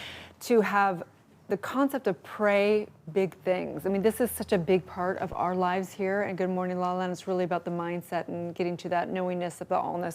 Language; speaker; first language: English; native; English